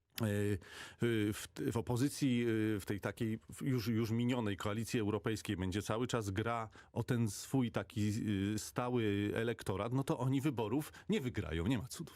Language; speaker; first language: Polish; native; Polish